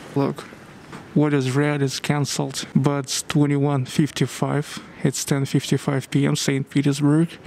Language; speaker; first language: English; non-native, fluent; Russian